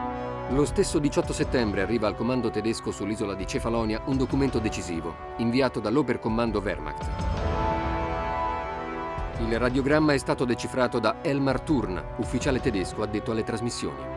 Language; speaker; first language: Italian; native; Italian